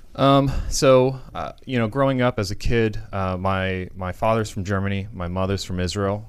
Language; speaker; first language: English; native; English